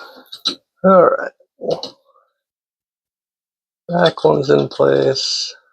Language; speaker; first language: English; native; English